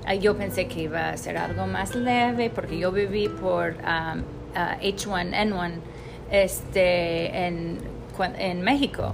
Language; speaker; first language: Spanish; non-native, fluent; English